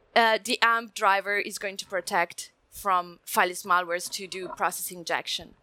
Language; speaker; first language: English; non-native, fluent; Italian